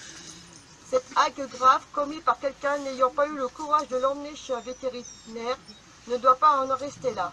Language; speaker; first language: French; native; French